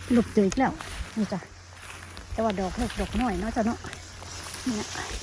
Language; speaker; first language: Thai; native; Thai